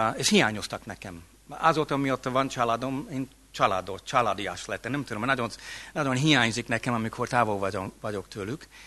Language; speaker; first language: Hungarian; non-native, fluent; English